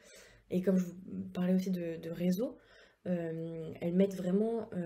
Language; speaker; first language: French; native; French